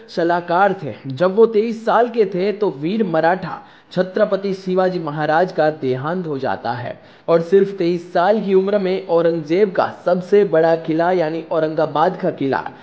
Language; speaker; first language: Hindi; non-native, local second language; Gujarati